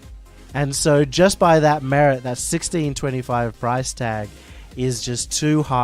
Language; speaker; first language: English; native; English